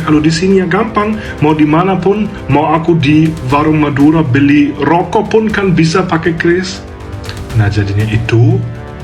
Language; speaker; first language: Indonesian; non-native, fluent; German